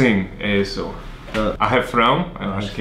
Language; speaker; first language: Portuguese; non-native, fluent; English